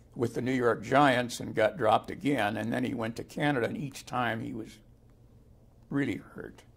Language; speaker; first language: English; native; English